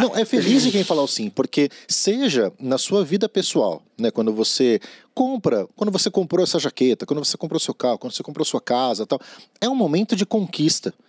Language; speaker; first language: Portuguese; native; Portuguese